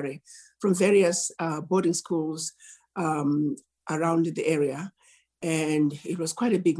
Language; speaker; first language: English; non-native, local second language; Shona